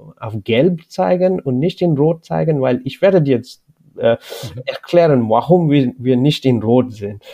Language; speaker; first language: German; non-native, learner; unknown